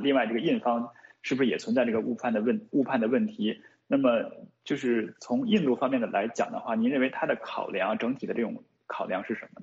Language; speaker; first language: Chinese; native; Chinese